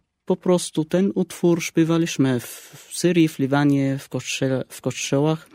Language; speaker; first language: Polish; non-native, fluent; Arabic